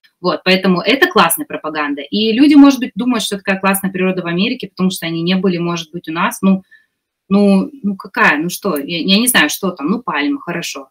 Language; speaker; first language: Russian; native; Russian